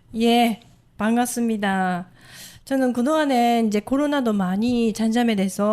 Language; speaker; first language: Korean; non-native, fluent; Japanese